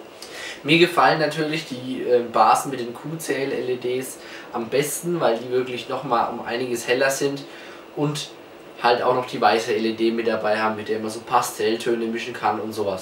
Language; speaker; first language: German; native; German